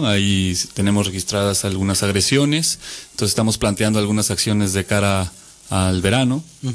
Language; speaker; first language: Spanish; native; Spanish